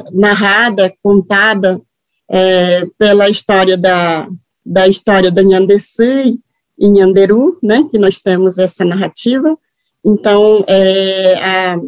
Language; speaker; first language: Portuguese; non-native, local second language; Guarani